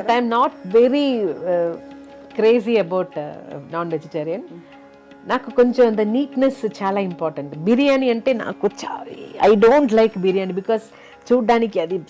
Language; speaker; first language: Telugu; non-native, learner; Malayalam